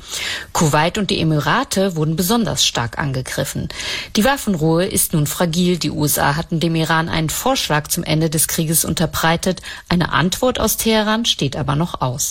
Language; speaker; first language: German; native; German